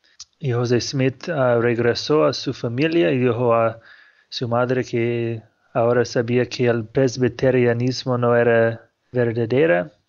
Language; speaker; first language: Spanish; non-native, fluent; English